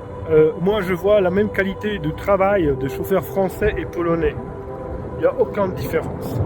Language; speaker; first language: French; non-native, fluent; Polish